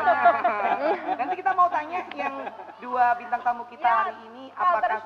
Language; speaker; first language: Indonesian; native; Indonesian